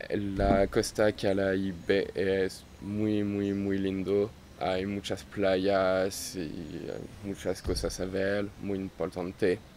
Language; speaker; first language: Spanish; non-native, learner; French